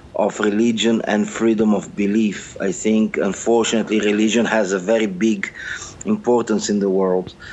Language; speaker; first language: English; non-native, fluent; Portuguese